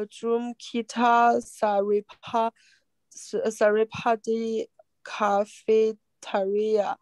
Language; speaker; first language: Indonesian; non-native, learner; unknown